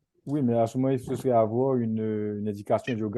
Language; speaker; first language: French; non-native, local second language; Haitian Creole